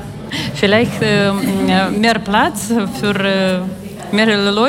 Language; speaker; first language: German; non-native, learner; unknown